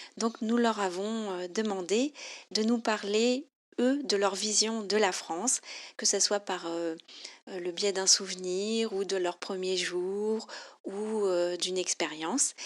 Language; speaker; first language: French; native; French